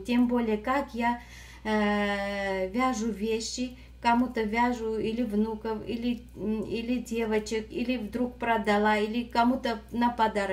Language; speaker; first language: Russian; non-native, fluent; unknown